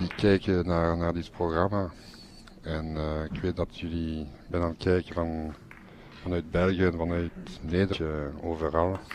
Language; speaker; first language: Dutch; non-native, learner; French